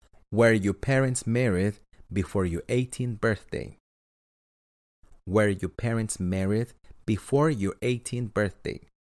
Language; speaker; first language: English; non-native, fluent; Spanish